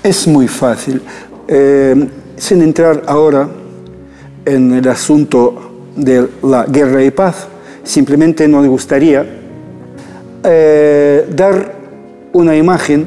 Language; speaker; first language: Spanish; non-native, fluent; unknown